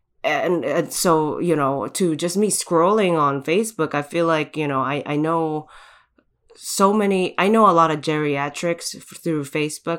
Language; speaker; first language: English; early bilingual, other home language; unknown